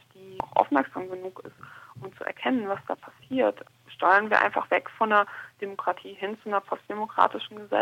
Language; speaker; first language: German; native; German